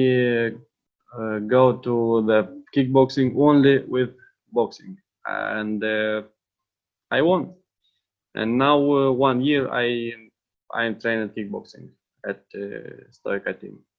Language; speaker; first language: English; non-native, learner; Romanian